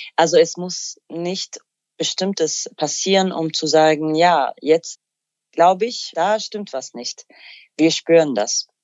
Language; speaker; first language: German; non-native, fluent; Arabic